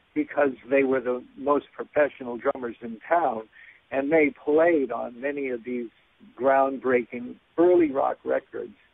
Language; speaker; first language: English; native; English